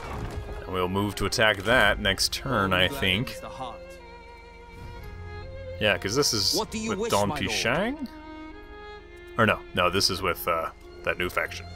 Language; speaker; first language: English; native; English